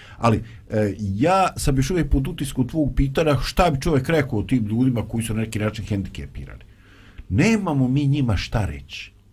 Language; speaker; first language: Bosnian; native; Bosnian